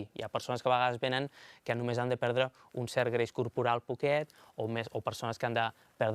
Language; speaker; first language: Catalan; native; Catalan